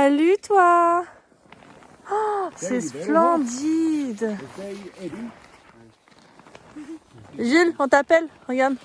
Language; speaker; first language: French; native; French